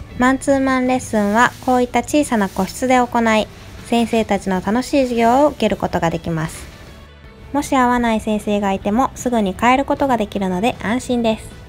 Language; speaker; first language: Japanese; native; Japanese